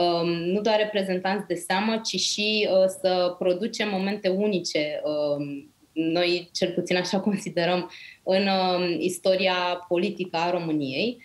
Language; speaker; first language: Romanian; native; Romanian